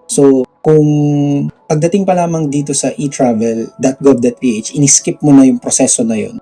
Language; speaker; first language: Filipino; non-native, local second language; Cebuano